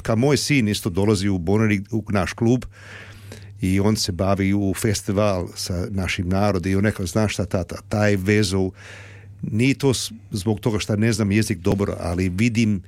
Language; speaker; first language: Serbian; early bilingual, heritage; Serbian